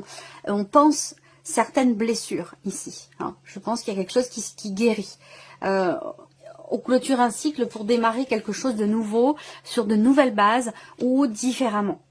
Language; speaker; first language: French; native; French